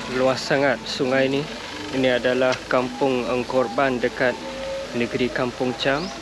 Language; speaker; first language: Malay; non-native, fluent; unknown